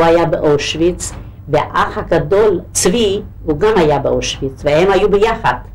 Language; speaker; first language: Hebrew; non-native, local second language; Hungarian